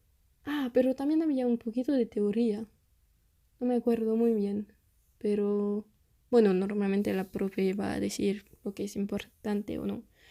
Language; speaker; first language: Spanish; non-native, fluent; French